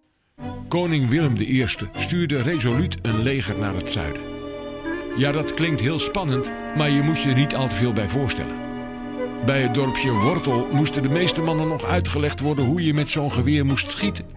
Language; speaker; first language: Dutch; native; Dutch